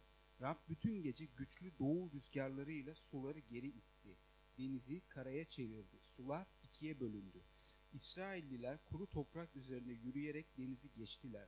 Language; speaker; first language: Turkish; native; Turkish